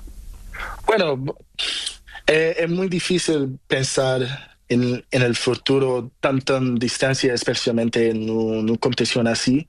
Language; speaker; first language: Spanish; non-native, learner; Portuguese